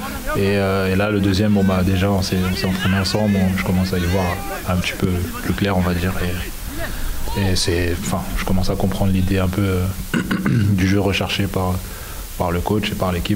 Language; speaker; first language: French; native; French